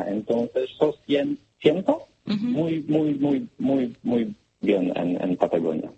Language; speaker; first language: Spanish; non-native, learner; Polish